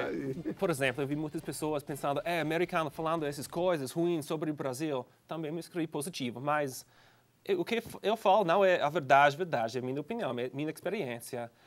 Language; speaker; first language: Portuguese; non-native, fluent; English